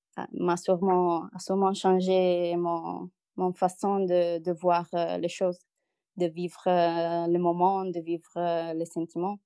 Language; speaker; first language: French; non-native, learner; Italian